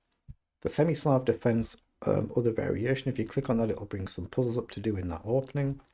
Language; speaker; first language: English; native; English